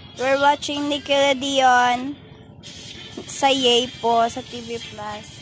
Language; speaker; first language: Filipino; non-native, local second language; Hiligaynon